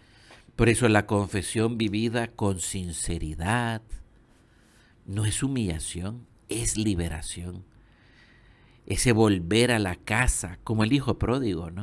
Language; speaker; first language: Spanish; native; Spanish